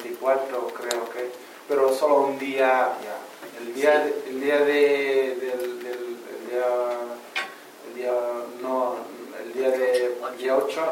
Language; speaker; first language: Spanish; non-native, learner; Arabic